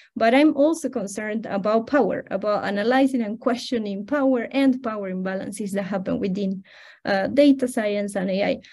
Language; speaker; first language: English; non-native, fluent; Spanish